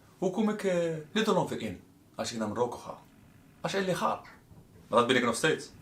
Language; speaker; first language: Dutch; non-native, fluent; Arabic